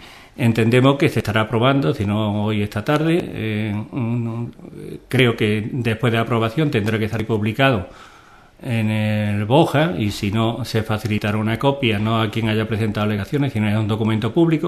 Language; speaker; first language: Spanish; native; Spanish